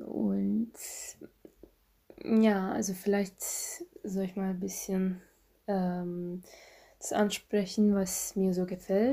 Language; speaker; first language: German; non-native, fluent; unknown